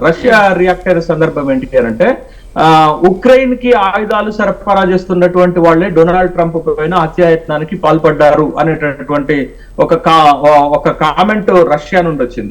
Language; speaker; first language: Telugu; native; Telugu